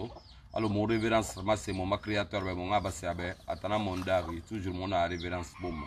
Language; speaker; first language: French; non-native, local second language; Susu